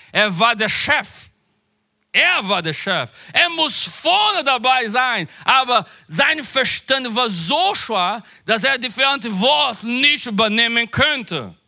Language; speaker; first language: German; non-native, learner; Portuguese